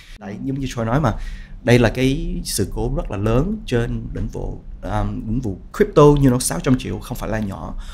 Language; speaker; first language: Vietnamese; early bilingual, heritage; Vietnamese